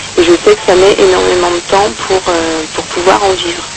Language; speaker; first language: French; native; French